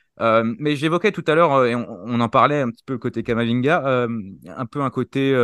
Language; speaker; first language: French; native; French